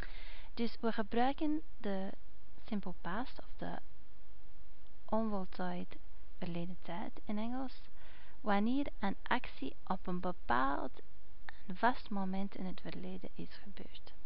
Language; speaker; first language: Dutch; non-native, fluent; English